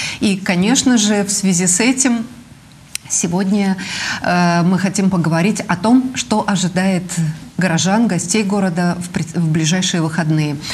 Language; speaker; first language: Russian; native; Russian